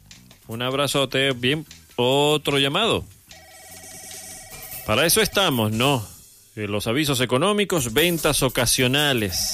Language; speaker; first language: Spanish; native; Spanish